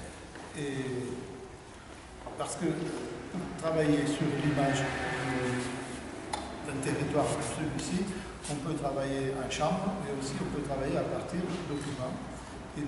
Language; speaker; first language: French; native; French